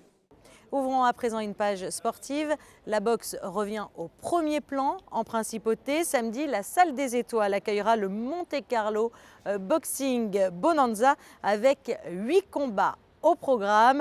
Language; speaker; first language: French; native; French